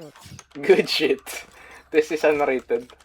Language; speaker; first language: English; non-native, local second language; Filipino